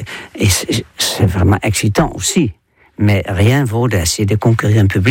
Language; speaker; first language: French; non-native, fluent; Dutch